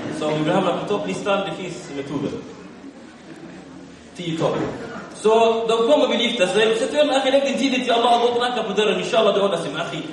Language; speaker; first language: Swedish; early bilingual, other home language; Arabic